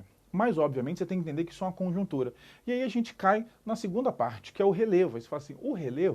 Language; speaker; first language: Portuguese; native; Portuguese